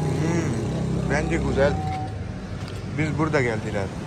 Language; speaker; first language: Turkish; non-native, learner; Punjabi